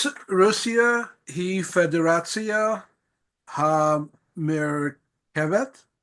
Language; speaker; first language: Hebrew; non-native, learner; English